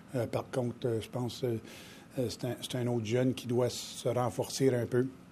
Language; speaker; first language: French; native; French